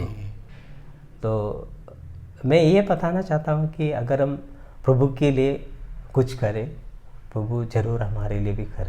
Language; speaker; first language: Hindi; non-native, local second language; Malayalam